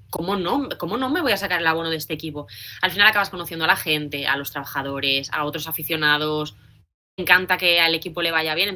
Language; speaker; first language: Spanish; native; Spanish